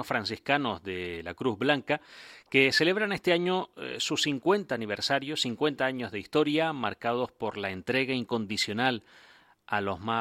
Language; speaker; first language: Spanish; native; Spanish